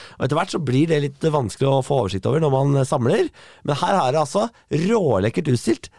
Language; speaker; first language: Norwegian; native; Norwegian